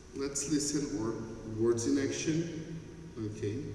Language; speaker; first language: English; non-native, fluent; Portuguese